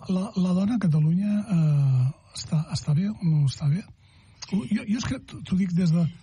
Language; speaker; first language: Catalan; native; Catalan